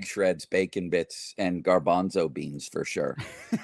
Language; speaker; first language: English; native; English